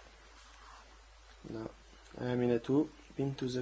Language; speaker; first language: Arabic; non-native, learner; French